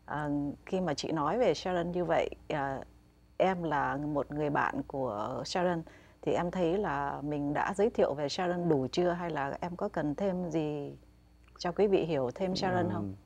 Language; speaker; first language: Vietnamese; native; Vietnamese